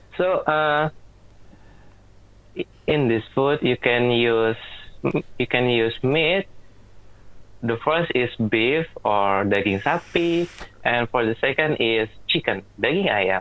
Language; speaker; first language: English; non-native, learner; Indonesian